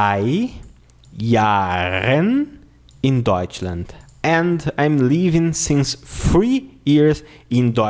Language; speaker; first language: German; non-native, fluent; Portuguese